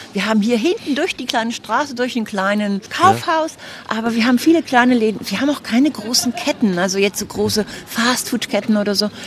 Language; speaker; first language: German; native; German